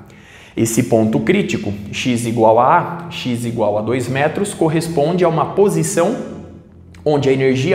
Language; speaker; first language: Portuguese; native; Portuguese